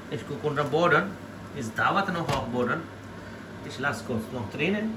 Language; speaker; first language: German; non-native, learner; Urdu